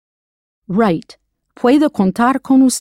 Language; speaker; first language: Spanish; non-native, fluent; English